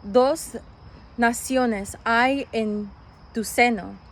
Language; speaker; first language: Spanish; early bilingual, other home language; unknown